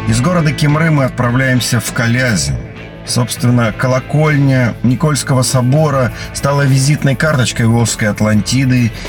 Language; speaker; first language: Russian; native; Russian